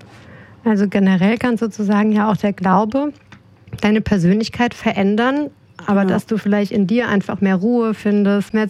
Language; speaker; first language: German; native; German